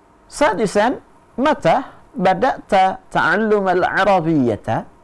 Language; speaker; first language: Arabic; non-native, fluent; Indonesian